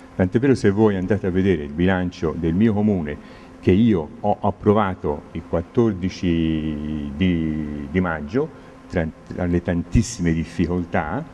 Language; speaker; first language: Italian; native; Italian